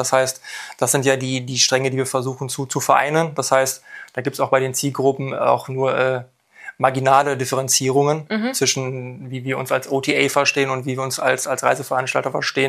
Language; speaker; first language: German; native; German